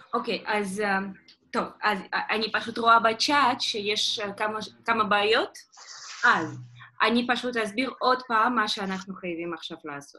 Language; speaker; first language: Hebrew; non-native, fluent; Russian